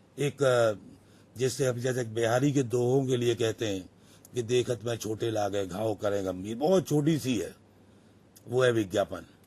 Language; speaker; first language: Hindi; native; Hindi